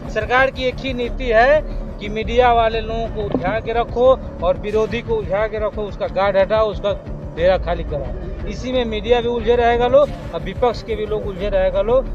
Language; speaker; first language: Hindi; native; Hindi